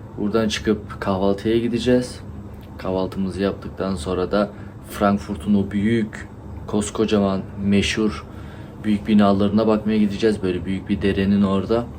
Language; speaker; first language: Turkish; early bilingual, heritage; Turkish